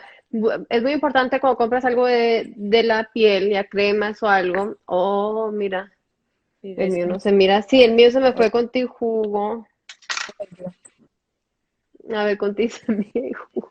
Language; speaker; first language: Spanish; early bilingual, heritage; Spanish